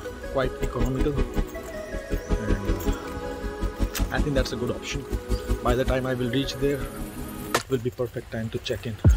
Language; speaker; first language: English; non-native, local second language; Hindi